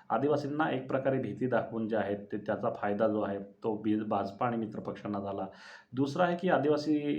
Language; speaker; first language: Marathi; non-native, local second language; Bhili